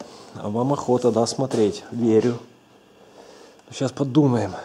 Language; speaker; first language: Russian; native; Russian